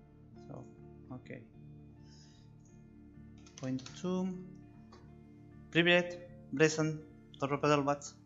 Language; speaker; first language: Russian; non-native, learner; Spanish